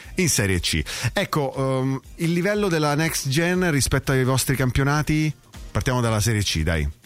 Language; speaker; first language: Italian; native; Italian